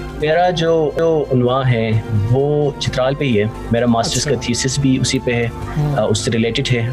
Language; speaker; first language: Urdu; non-native, local second language; Khowar